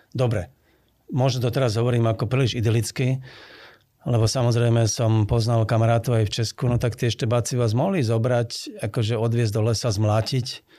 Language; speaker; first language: Slovak; early bilingual, other home language; Czech